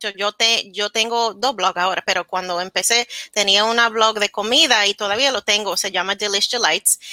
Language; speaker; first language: Spanish; early bilingual, heritage; Spanish